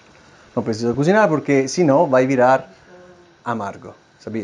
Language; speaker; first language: Portuguese; non-native, fluent; Italian